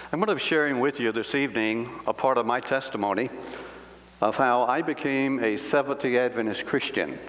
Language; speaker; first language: English; native; English